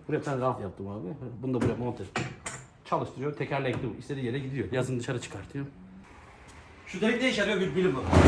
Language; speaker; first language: Turkish; native; Turkish